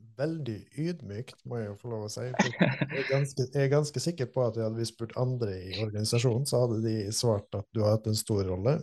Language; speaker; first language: Norwegian; native; Norwegian